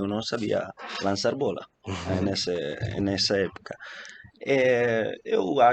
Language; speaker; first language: Portuguese; non-native, fluent; Italian